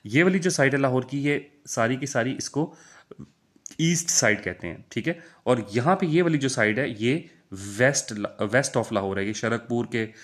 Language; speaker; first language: Urdu; non-native, local second language; Punjabi